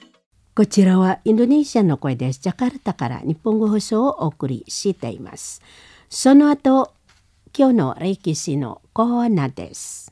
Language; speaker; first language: Japanese; non-native, learner; Indonesian